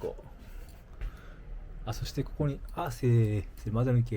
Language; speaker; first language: French; non-native, learner; Japanese